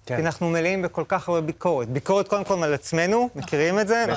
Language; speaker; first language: Hebrew; native; Hebrew